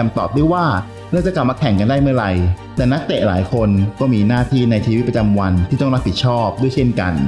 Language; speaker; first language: Thai; native; Thai